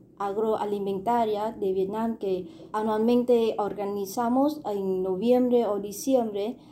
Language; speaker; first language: Spanish; non-native, fluent; Vietnamese